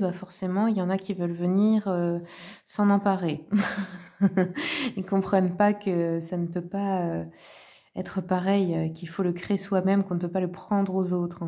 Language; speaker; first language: French; native; French